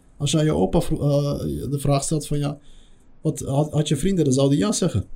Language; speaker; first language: Dutch; early bilingual, other home language; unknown